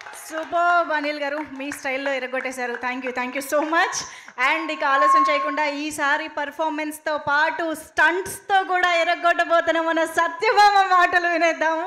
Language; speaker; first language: Telugu; native; Telugu